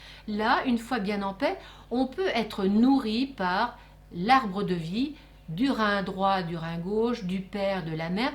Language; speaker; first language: French; native; French